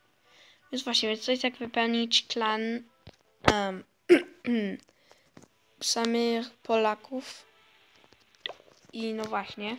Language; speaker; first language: Polish; early bilingual, heritage; Polish